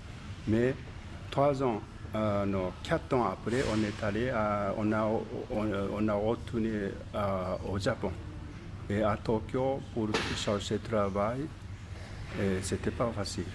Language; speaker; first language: French; non-native, learner; Japanese